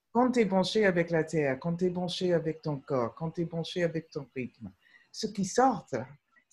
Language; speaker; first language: French; non-native, fluent; English